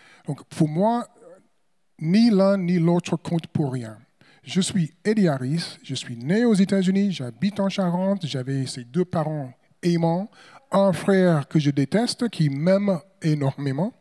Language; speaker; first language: French; non-native, fluent; English